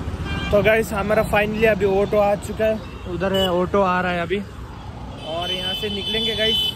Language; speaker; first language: Hindi; non-native, local second language; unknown